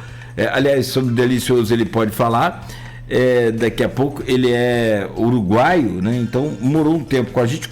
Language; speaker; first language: Portuguese; native; Portuguese